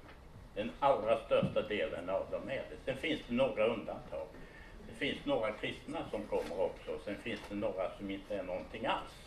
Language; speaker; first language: Swedish; native; Swedish